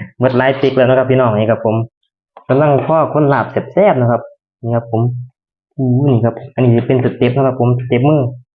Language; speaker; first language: Thai; native; Thai